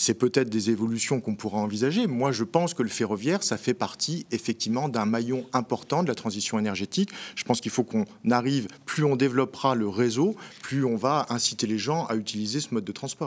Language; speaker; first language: French; native; French